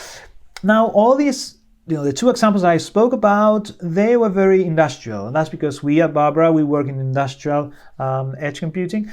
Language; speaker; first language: English; non-native, fluent; Spanish